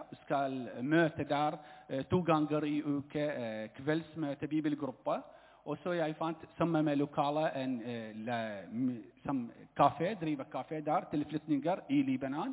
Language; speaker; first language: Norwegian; non-native, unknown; Arabic